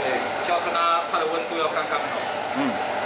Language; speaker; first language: Chinese; native; Chinese